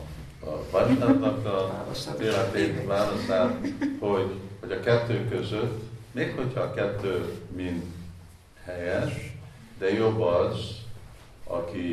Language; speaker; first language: Hungarian; non-native, fluent; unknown